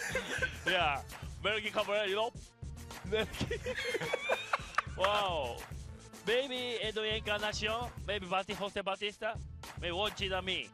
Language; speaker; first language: English; non-native, learner; Japanese